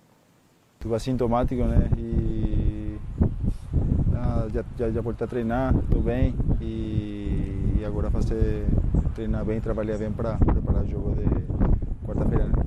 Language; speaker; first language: Portuguese; non-native, fluent; Spanish